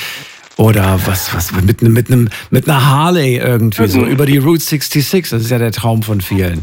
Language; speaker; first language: German; native; German